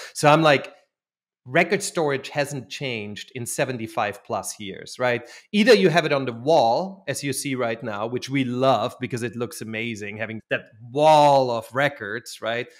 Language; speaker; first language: English; non-native, fluent; German